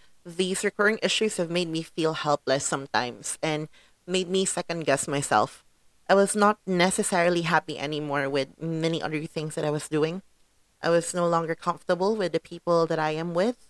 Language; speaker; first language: English; non-native, local second language; Cebuano